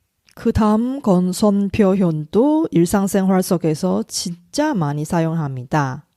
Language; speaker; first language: Korean; non-native, fluent; Chinese